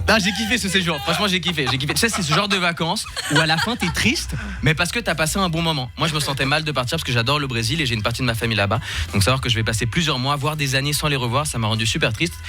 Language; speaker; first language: French; early bilingual, other home language; Portuguese